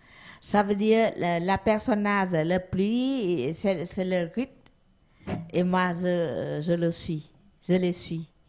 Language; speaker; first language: French; non-native, learner; Vietnamese